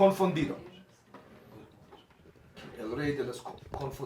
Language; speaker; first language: Spanish; non-native, learner; English